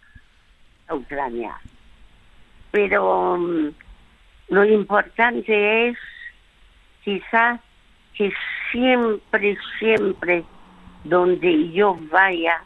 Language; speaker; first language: Spanish; early bilingual, other home language; French